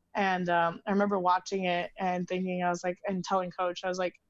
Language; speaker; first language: English; native; English